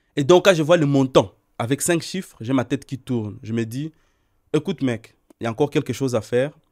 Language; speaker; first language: French; non-native, local second language; Swahili